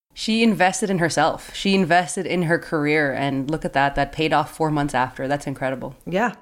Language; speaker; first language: English; native; English